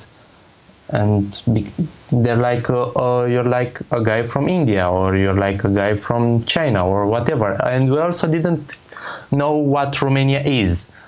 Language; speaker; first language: English; non-native, fluent; Romanian